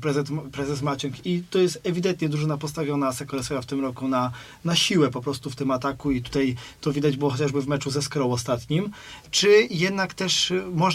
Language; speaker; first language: Polish; native; Polish